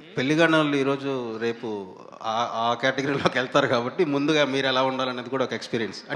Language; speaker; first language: Telugu; native; Telugu